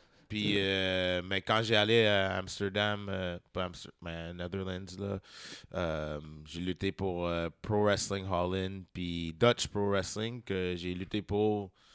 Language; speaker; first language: French; native; French